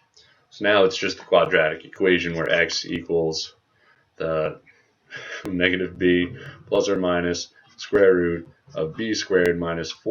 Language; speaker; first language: English; native; English